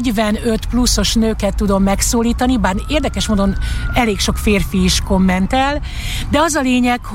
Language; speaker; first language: Hungarian; native; Hungarian